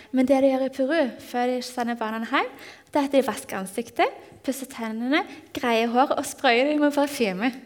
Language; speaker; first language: Norwegian; native; Norwegian